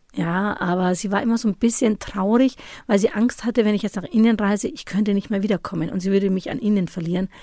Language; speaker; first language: German; native; German